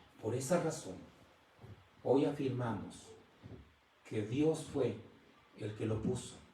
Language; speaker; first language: Spanish; native; Spanish